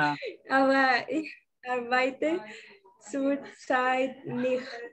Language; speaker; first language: German; non-native, learner; Spanish